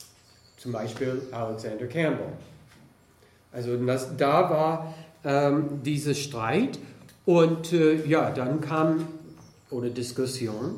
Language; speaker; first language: German; non-native, fluent; English